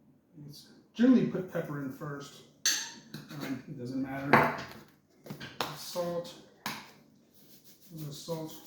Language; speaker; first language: English; native; English